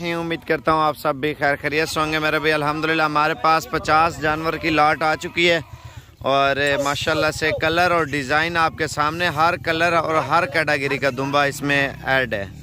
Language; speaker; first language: Urdu; non-native, local second language; Punjabi